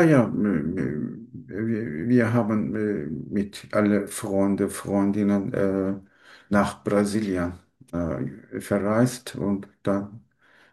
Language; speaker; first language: German; non-native, learner; Turkish